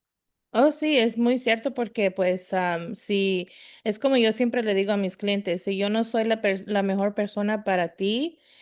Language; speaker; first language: Spanish; early bilingual, heritage; Spanish